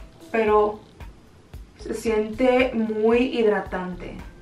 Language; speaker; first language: Spanish; early bilingual, heritage; Spanish